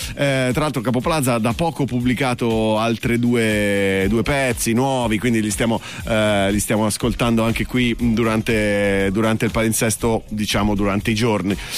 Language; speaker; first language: Italian; native; Italian